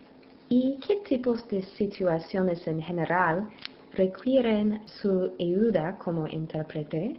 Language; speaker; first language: Spanish; non-native, learner; English